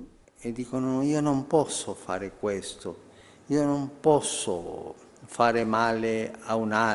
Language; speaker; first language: Italian; early bilingual, heritage; Spanish